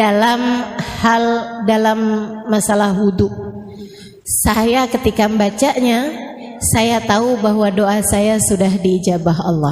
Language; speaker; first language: Indonesian; native; Indonesian